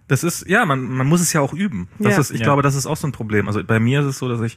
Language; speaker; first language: German; native; German